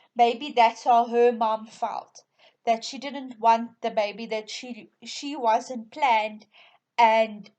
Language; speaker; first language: English; non-native, local second language; Afrikaans